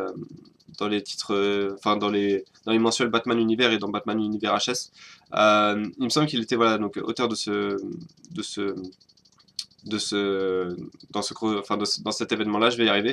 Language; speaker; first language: French; native; French